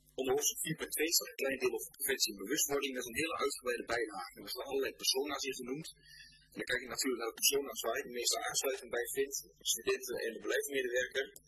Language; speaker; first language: Dutch; native; Dutch